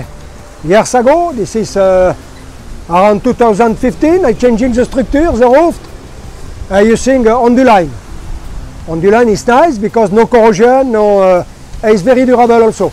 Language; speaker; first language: English; non-native, learner; French